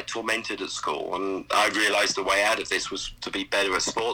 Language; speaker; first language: English; native; English